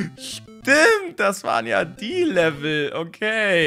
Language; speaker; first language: German; native; German